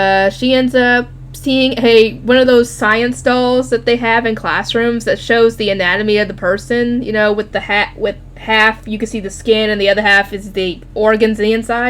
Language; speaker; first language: English; native; English